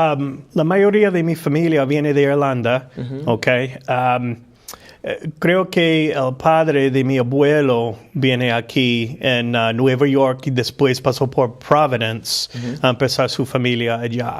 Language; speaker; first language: Spanish; non-native, fluent; English